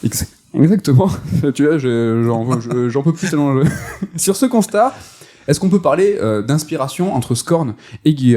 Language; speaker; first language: French; native; French